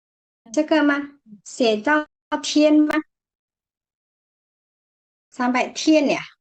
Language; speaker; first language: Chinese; non-native, fluent; Indonesian